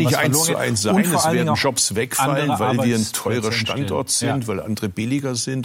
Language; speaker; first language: German; early bilingual, other home language; Turkish